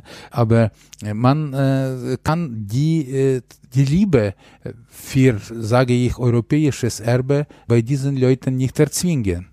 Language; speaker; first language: German; non-native, fluent; Ukrainian